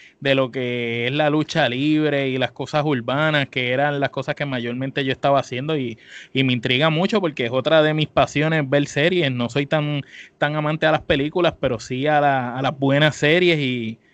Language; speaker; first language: Spanish; native; Spanish